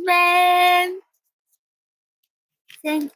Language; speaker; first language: English; non-native, learner; Japanese